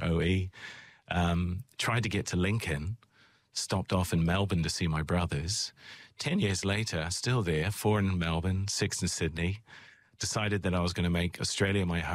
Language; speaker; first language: English; native; English